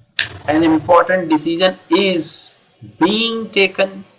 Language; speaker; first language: English; non-native, local second language; Hindi